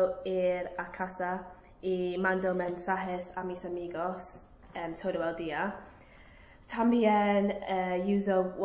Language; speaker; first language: Spanish; non-native, learner; English